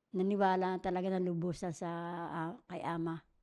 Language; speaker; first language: Filipino; native; Filipino